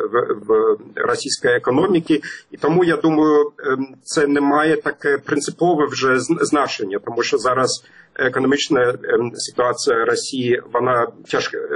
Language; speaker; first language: Ukrainian; non-native, fluent; German